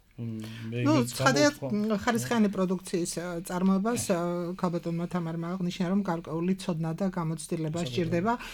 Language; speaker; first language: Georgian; native; Georgian